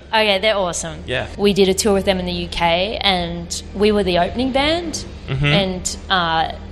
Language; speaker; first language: English; native; English